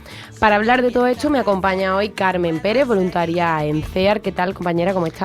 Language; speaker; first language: Spanish; native; Spanish